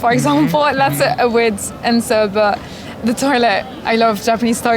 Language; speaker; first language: English; non-native, fluent; French